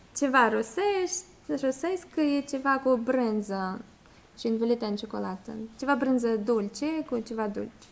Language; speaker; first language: Romanian; non-native, learner; Russian